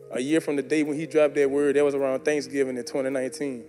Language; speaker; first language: English; native; English